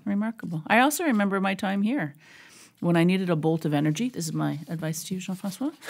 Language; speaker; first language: English; native; English